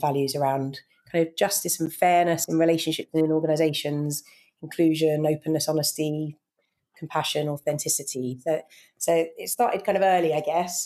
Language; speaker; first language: English; native; English